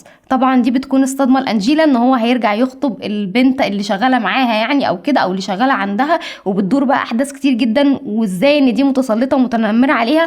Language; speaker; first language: Arabic; native; Arabic